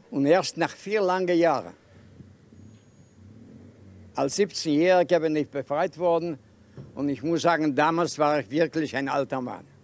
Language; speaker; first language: German; non-native, fluent; Yiddish